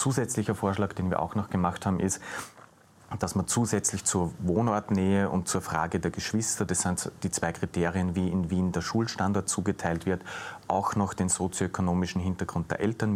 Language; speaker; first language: German; native; German